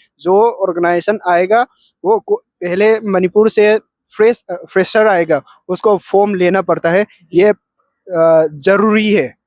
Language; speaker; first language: Hindi; non-native, local second language; Manipuri